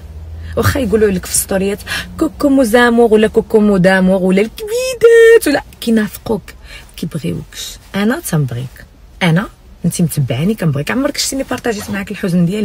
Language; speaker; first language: Arabic; native; Arabic